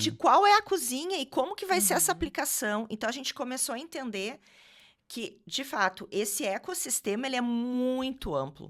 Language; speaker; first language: Portuguese; native; Portuguese